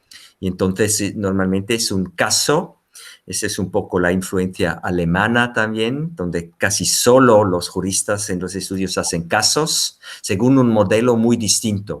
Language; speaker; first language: Spanish; non-native, fluent; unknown